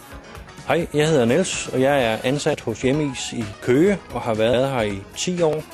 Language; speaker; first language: Danish; native; Danish